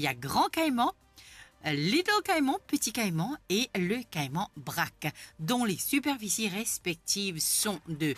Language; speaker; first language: French; non-native, local second language; Morisyen